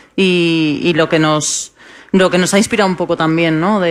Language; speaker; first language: Spanish; native; Spanish